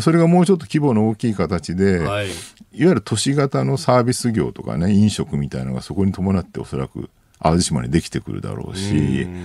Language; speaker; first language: Japanese; native; Japanese